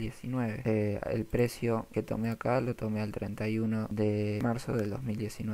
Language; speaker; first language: Spanish; native; Spanish